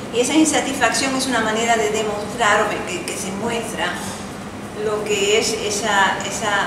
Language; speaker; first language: Spanish; early bilingual, heritage; Spanish